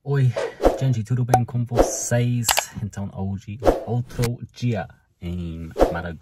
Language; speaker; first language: Portuguese; non-native, learner; English